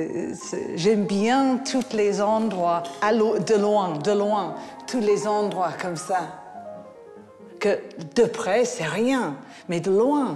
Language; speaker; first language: French; non-native, fluent; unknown